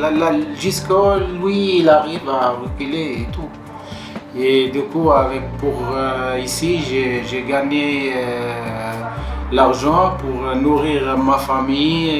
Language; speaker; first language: French; non-native, local second language; Arabic